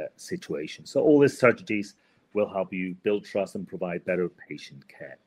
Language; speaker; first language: English; non-native, fluent; Spanish